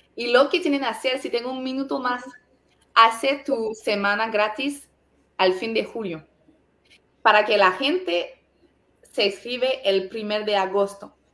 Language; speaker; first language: Spanish; non-native, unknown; French